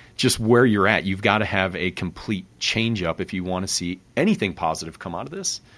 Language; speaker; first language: English; native; English